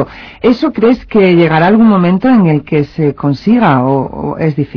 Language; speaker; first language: Spanish; native; Spanish